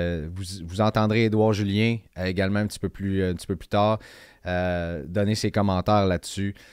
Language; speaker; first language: French; native; French